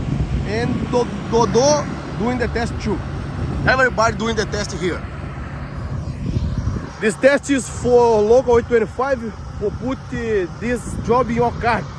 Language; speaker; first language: English; non-native, learner; Portuguese